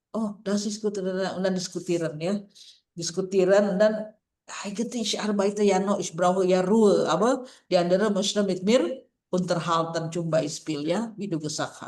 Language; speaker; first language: German; non-native, fluent; Indonesian